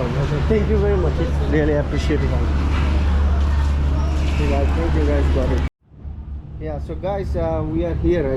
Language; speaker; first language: English; non-native, local second language; Hindi